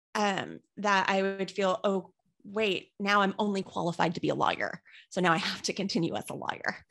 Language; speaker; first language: English; native; English